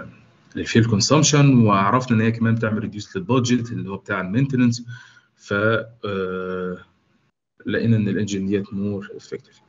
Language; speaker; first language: Arabic; native; Arabic